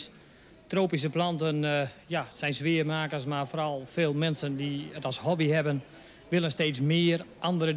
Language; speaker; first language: Dutch; native; Dutch